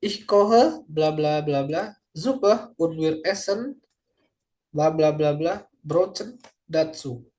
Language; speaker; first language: German; non-native, learner; Indonesian